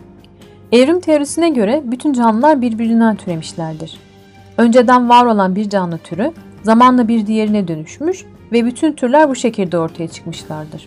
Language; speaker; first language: Turkish; native; Turkish